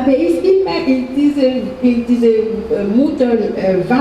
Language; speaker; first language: German; non-native, fluent; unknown